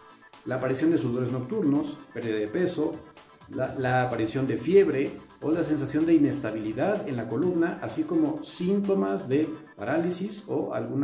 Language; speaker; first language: Spanish; native; Spanish